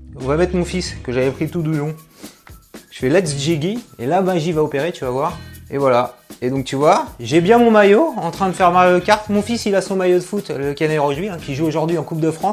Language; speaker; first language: French; native; French